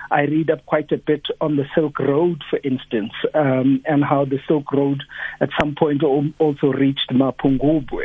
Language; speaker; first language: English; non-native, local second language; Xhosa